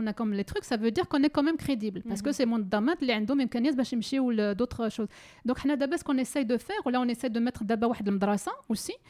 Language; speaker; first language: French; native; French